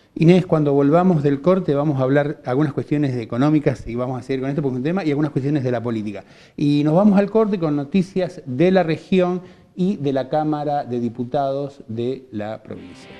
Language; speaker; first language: Spanish; native; Spanish